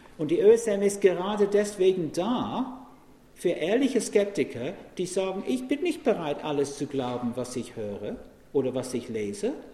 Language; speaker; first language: German; non-native, fluent; English